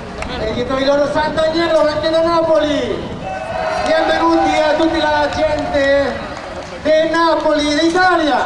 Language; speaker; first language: Italian; non-native, fluent; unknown